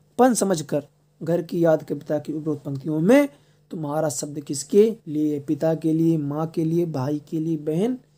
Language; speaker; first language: Hindi; native; Hindi